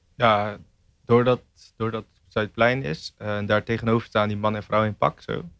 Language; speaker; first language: Dutch; native; Dutch